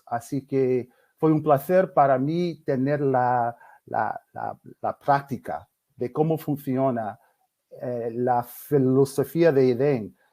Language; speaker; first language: Spanish; non-native, fluent; English